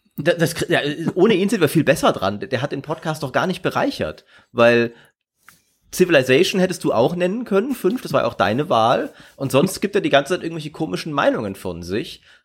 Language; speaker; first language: German; native; German